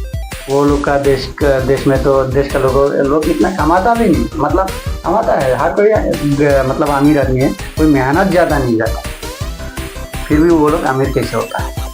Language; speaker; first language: Hindi; non-native, local second language; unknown